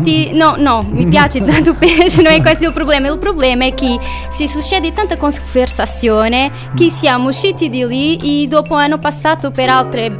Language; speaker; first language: Italian; non-native, learner; Portuguese